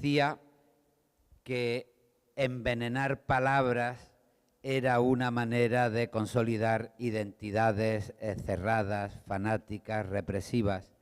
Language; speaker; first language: Spanish; native; Spanish